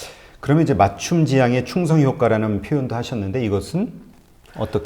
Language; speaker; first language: Korean; native; Korean